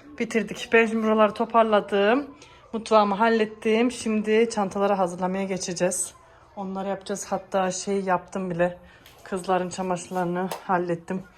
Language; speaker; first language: Turkish; early bilingual, heritage; Turkish